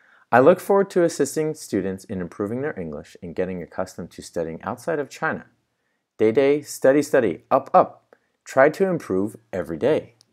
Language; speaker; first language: English; native; English